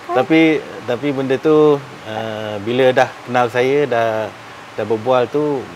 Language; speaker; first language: Malay; native; Malay